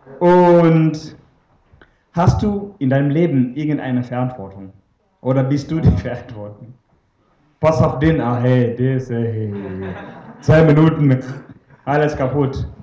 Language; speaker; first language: German; non-native, fluent; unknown